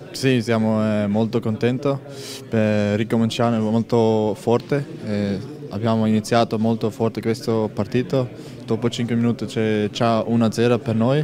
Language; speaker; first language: Italian; non-native, learner; German